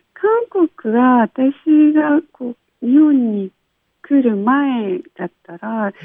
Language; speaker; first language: Japanese; non-native, fluent; Korean